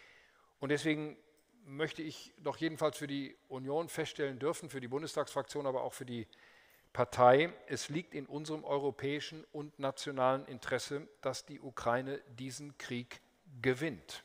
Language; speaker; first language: German; native; German